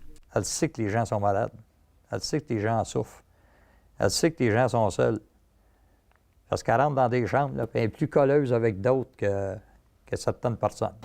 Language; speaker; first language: French; native; French